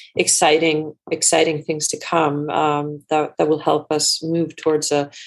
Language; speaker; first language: English; non-native, fluent; Icelandic